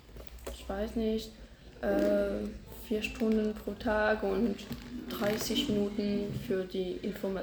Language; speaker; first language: German; non-native, learner; French